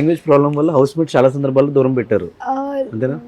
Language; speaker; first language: Telugu; native; Telugu